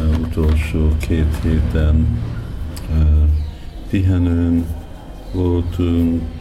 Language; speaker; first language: Hungarian; early bilingual, heritage; Hungarian